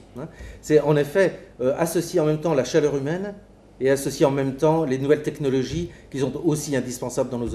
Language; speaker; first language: French; native; French